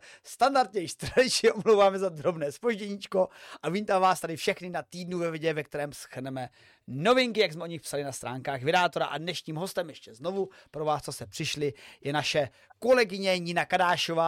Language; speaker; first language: Czech; native; Czech